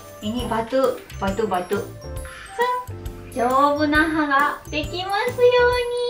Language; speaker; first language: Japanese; non-native, fluent; Indonesian